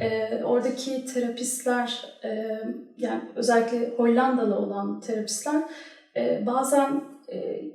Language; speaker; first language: Turkish; early bilingual, heritage; Turkish